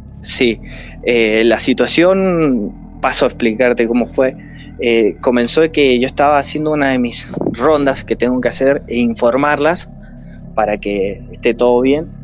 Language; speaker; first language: Spanish; native; Spanish